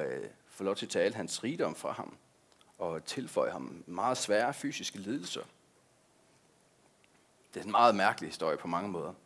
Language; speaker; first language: Danish; native; Danish